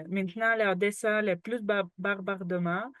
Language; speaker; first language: French; non-native, learner; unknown